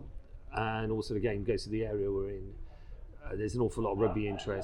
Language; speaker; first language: English; native; English